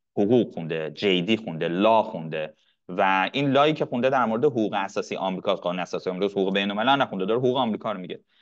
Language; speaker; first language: Persian; non-native, local second language; Arabic